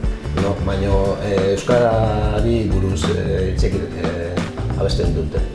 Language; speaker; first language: Basque; non-native, local second language; Spanish